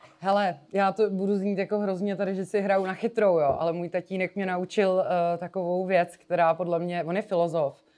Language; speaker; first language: Czech; early bilingual, other home language; French